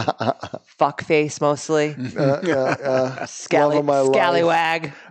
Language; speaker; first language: English; native; English